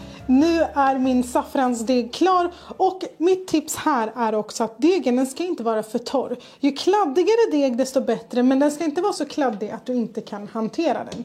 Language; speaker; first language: Swedish; native; Swedish